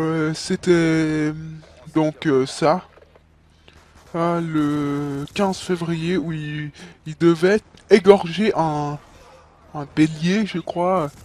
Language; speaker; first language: French; native; French